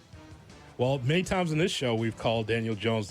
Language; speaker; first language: English; native; English